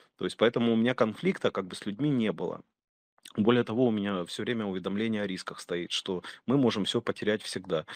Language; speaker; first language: Russian; native; Russian